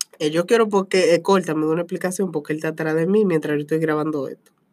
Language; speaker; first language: Spanish; early bilingual, heritage; Spanish